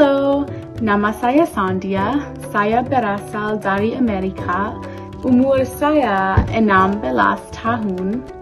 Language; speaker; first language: Indonesian; non-native, learner; English